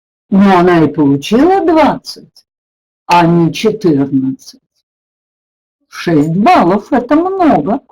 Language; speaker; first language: Russian; native; Russian